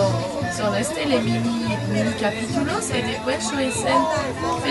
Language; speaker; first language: Spanish; non-native, learner; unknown